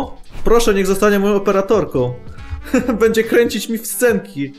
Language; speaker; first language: Polish; native; Polish